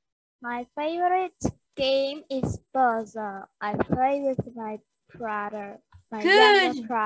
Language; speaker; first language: English; non-native, learner; Vietnamese